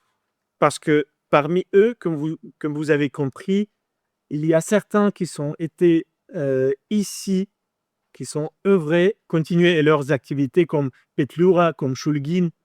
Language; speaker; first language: French; non-native, fluent; Ukrainian